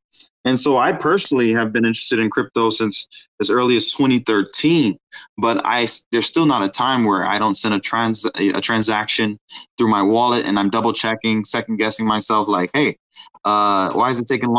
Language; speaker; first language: English; native; English